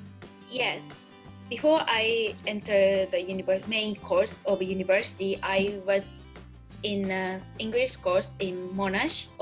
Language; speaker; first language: English; non-native, learner; Japanese